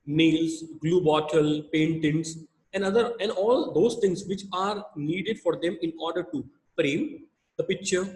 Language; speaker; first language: English; non-native, local second language; Hindi